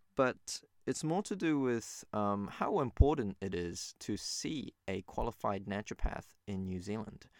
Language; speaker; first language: English; native; English